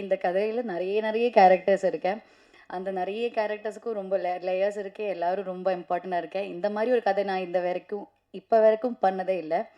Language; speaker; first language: Tamil; non-native, fluent; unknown